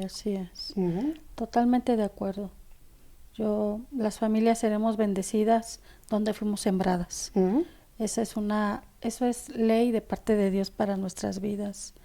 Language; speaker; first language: Spanish; native; Spanish